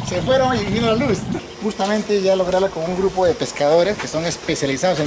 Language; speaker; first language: Spanish; native; Spanish